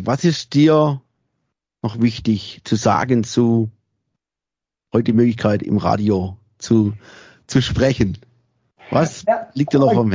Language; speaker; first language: German; native; German